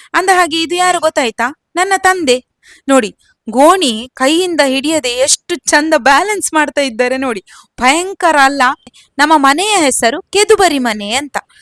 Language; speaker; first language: Kannada; non-native, local second language; Konkani